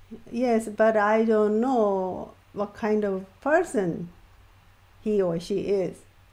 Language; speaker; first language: English; non-native, fluent; Japanese